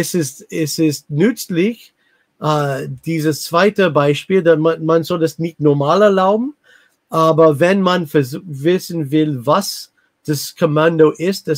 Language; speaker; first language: German; non-native, fluent; English